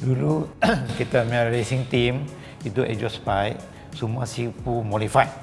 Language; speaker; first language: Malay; non-native, local second language; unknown